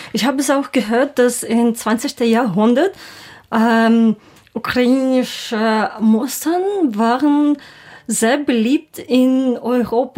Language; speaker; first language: German; non-native, learner; Ukrainian